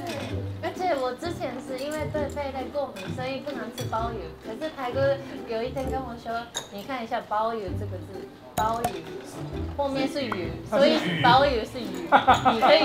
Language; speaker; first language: Chinese; non-native, fluent; Japanese